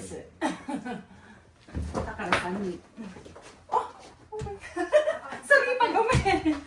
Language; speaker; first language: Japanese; non-native, fluent; Filipino